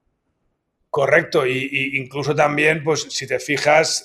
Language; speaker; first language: Spanish; native; Spanish